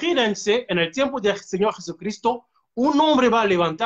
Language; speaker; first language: Spanish; non-native, fluent; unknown